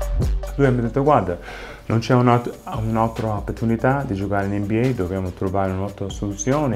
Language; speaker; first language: Italian; non-native, fluent; English